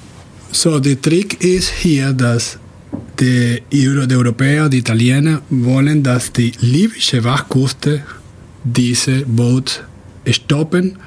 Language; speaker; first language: German; non-native, fluent; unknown